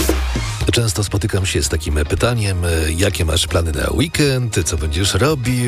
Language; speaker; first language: Polish; native; Polish